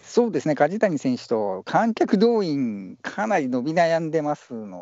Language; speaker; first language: Japanese; native; Japanese